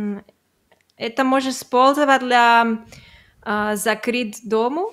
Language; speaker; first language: Russian; non-native, learner; Catalan